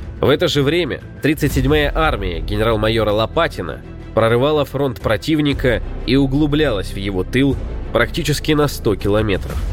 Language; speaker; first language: Russian; native; Russian